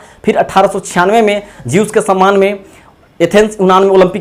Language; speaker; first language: Hindi; native; Hindi